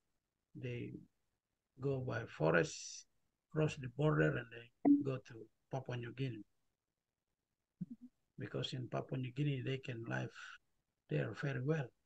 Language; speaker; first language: English; non-native, learner; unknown